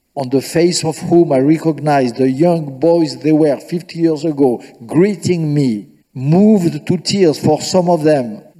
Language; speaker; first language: English; non-native, fluent; French